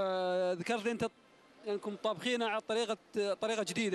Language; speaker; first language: Arabic; native; Arabic